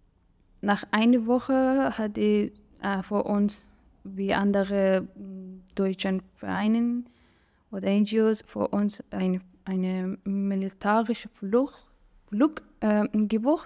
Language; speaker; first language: German; non-native, learner; Persian